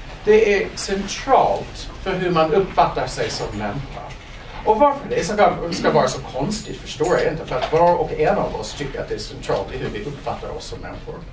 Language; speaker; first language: Swedish; non-native, fluent; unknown